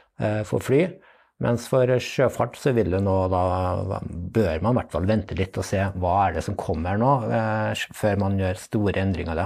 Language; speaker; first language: Norwegian; native; Norwegian